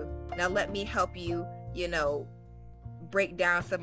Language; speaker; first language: English; native; English